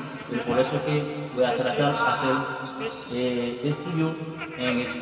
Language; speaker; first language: Spanish; non-native, fluent; Haitian Creole